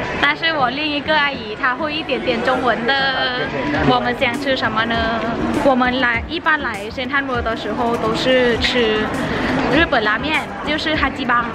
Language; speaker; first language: Chinese; non-native, fluent; Thai